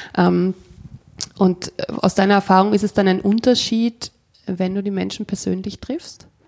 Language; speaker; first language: German; native; German